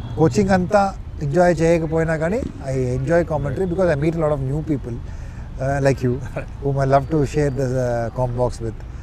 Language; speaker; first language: Telugu; non-native, local second language; Tamil